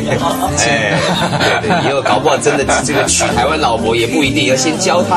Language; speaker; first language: Chinese; native; Chinese